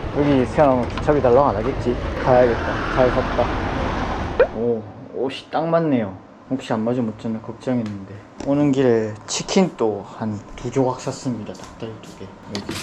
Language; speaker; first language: Korean; native; Korean